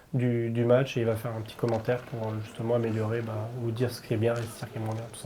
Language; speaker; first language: French; native; French